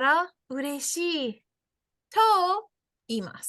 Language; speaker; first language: Japanese; non-native, fluent; English